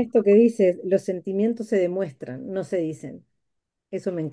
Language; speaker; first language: Spanish; native; Spanish